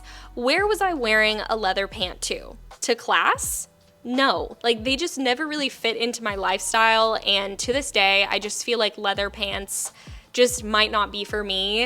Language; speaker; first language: English; native; English